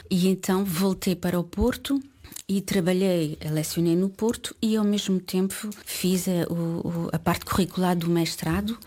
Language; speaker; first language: Portuguese; early bilingual, heritage; Portuguese